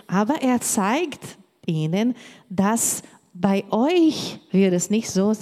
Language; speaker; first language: German; non-native, learner; Portuguese